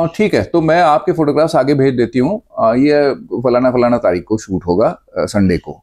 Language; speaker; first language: Hindi; non-native, local second language; Marathi